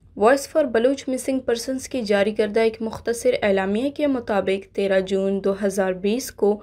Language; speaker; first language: Urdu; non-native, local second language; Baluchi